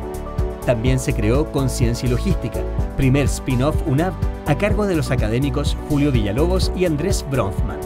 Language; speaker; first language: Spanish; native; Spanish